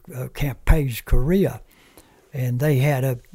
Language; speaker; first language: English; early bilingual, other home language; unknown